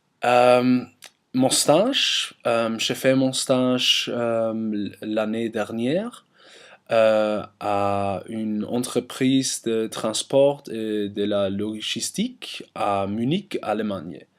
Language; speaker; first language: French; non-native, learner; German